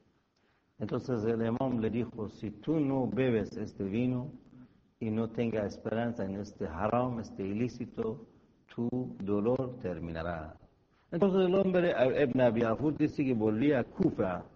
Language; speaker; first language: Spanish; non-native, fluent; Persian